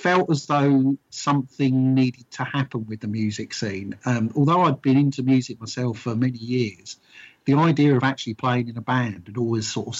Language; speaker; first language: English; native; English